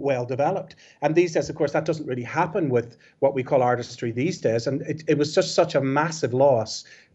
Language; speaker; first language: English; native; English